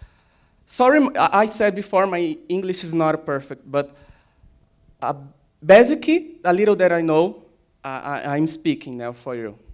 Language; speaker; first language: English; non-native, learner; Portuguese